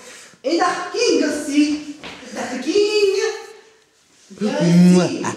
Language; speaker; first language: French; native; French